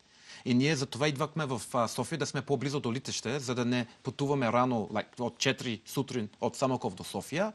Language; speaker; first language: Bulgarian; non-native, learner; English